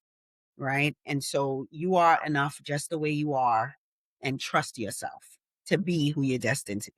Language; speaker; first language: English; native; English